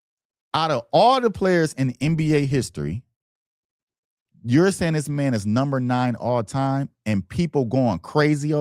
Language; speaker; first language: English; native; English